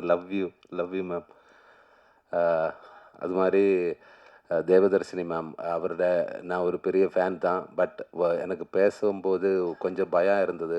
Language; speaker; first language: Tamil; non-native, learner; Malayalam